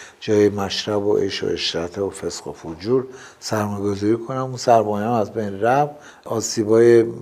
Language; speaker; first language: Persian; non-native, local second language; Azerbaijani